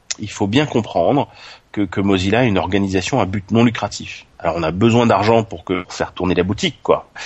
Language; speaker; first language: French; native; French